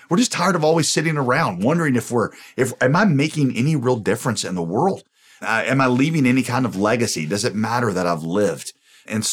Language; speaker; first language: English; native; English